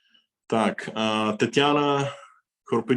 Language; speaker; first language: Ukrainian; non-native, fluent; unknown